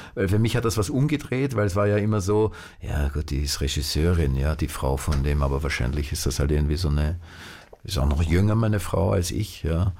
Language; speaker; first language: German; native; German